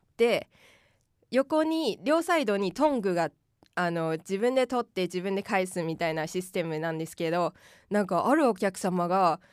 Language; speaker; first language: Japanese; non-native, fluent; Korean